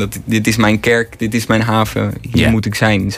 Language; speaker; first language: Dutch; native; Dutch